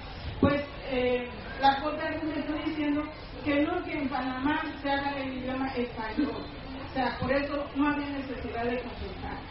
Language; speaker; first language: Spanish; non-native, local second language; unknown